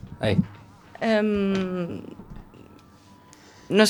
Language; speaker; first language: Spanish; non-native, learner; Italian